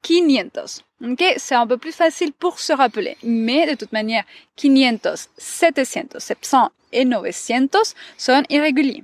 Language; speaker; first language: French; non-native, fluent; Spanish